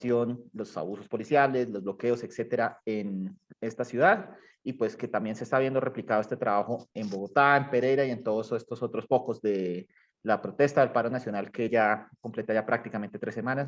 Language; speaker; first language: Spanish; native; Spanish